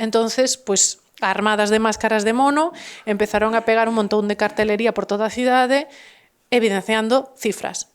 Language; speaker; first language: Spanish; native; Spanish